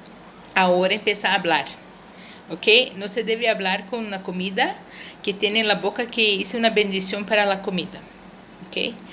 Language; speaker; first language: Spanish; non-native, fluent; Portuguese